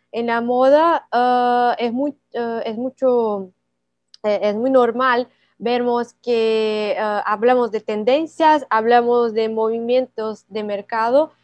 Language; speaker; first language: Spanish; non-native, learner; Portuguese